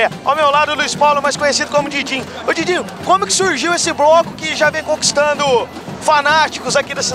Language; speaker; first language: Portuguese; native; Portuguese